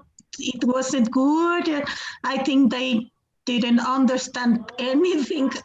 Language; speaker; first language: English; non-native, fluent; Spanish